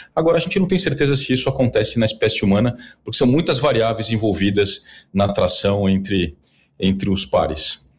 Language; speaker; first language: Portuguese; native; Portuguese